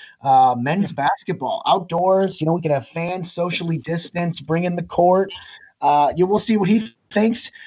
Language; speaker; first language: English; native; English